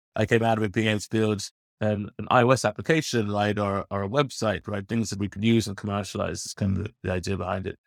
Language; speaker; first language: English; native; English